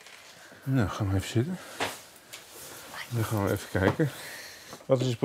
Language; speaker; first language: Dutch; native; Dutch